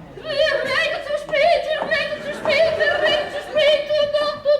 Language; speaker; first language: Dutch; native; Dutch